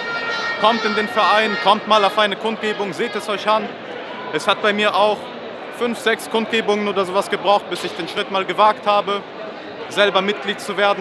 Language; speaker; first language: German; native; German